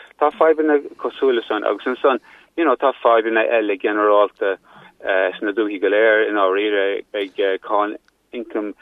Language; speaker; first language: Irish; non-native, local second language; English